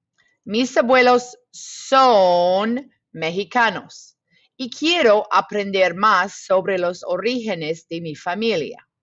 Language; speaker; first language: Spanish; non-native, fluent; English